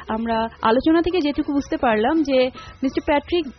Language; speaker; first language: Bangla; native; Bangla